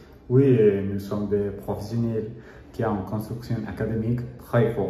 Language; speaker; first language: French; non-native, learner; Spanish